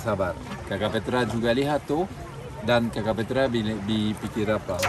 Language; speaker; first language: Indonesian; non-native, fluent; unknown